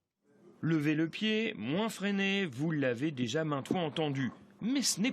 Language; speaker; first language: French; native; French